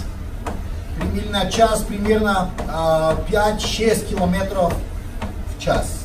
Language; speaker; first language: Russian; non-native, fluent; Portuguese